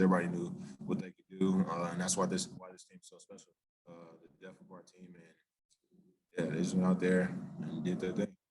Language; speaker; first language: English; native; English